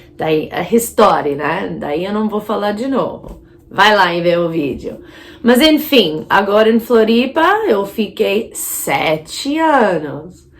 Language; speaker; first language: Portuguese; non-native, fluent; English